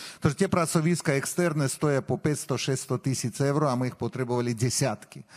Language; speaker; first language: Slovak; non-native, fluent; Armenian